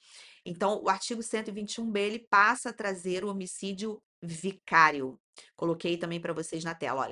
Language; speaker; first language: Portuguese; native; Portuguese